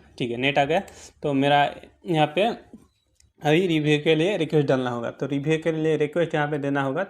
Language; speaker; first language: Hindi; non-native, local second language; Bangla